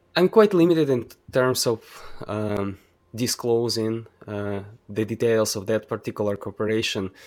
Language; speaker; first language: English; non-native, fluent; Ukrainian